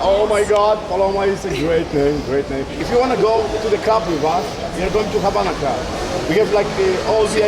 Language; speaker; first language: English; non-native, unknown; Polish